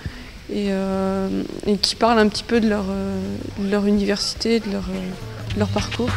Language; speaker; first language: French; native; French